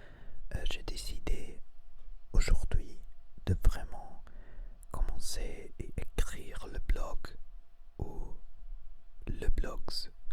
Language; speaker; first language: French; non-native, learner; Spanish